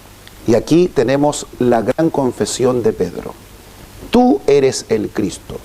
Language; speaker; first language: Spanish; native; Spanish